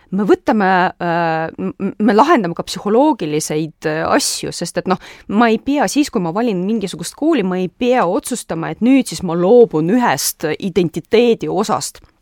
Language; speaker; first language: Estonian; non-native, local second language; Russian